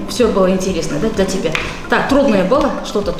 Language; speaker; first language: Russian; non-native, local second language; Kazakh